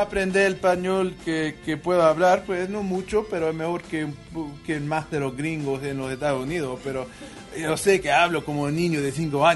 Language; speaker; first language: Spanish; non-native, learner; English